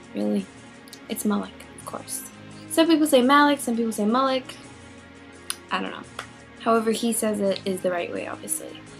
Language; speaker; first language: English; non-native, local second language; Filipino